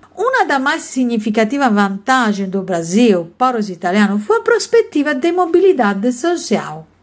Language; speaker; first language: Portuguese; non-native, learner; Italian